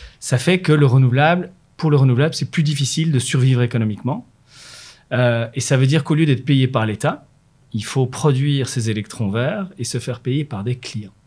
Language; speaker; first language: French; native; French